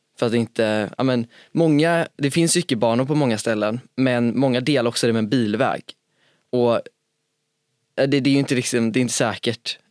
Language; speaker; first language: Swedish; native; Swedish